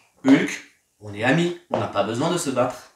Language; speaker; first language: French; native; French